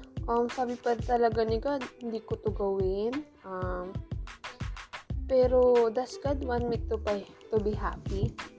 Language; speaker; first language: English; non-native, local second language; Filipino